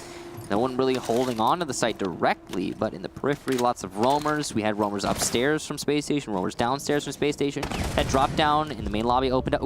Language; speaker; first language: English; native; English